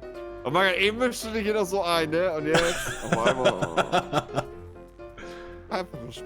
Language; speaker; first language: German; native; German